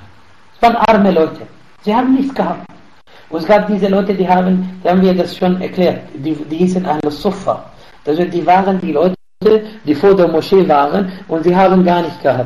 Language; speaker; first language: German; non-native, fluent; Arabic